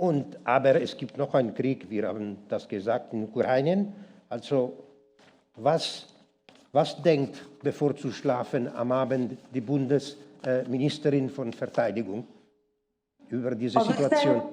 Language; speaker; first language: German; non-native, local second language; Italian